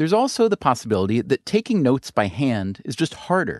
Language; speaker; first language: English; native; English